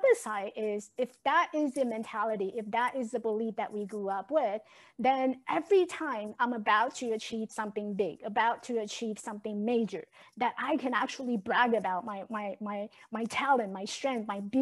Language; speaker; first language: English; non-native, fluent; Chinese